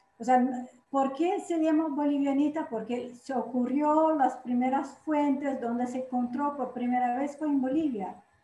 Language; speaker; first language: Spanish; non-native, fluent; Portuguese